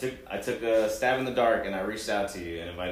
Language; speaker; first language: English; early bilingual, other home language; Spanish